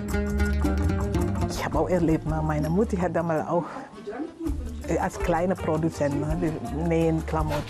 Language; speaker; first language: German; non-native, learner; Indonesian